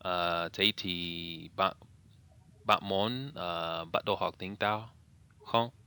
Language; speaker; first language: Vietnamese; non-native, learner; English